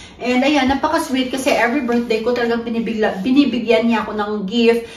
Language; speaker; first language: Filipino; native; Filipino